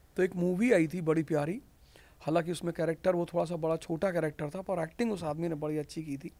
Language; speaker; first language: Hindi; native; Hindi